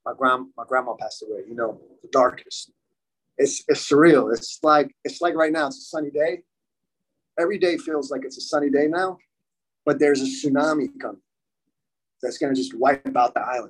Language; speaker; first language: English; native; English